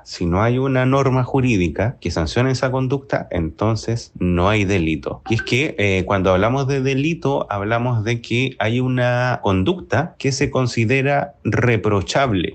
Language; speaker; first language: Spanish; native; Spanish